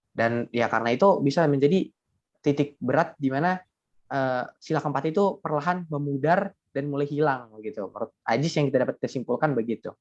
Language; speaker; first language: Indonesian; native; Indonesian